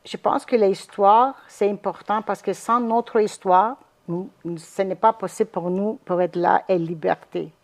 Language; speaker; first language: French; non-native, fluent; Greek